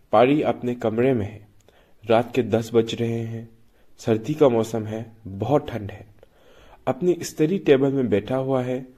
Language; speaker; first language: Hindi; non-native, local second language; Manipuri